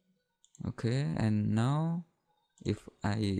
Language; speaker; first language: English; non-native, learner; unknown